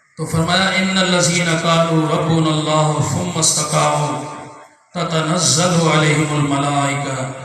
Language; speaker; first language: Urdu; non-native, local second language; Sindhi